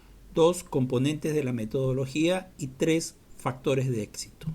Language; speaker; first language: Spanish; native; Spanish